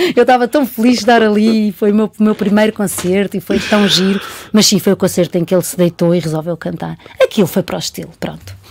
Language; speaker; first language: Portuguese; native; Portuguese